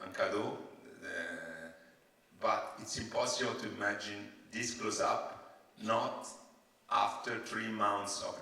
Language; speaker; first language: English; non-native, learner; Italian